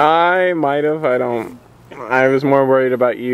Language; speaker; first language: English; native; English